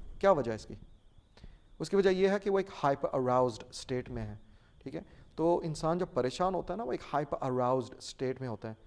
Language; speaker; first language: Urdu; non-native, local second language; Punjabi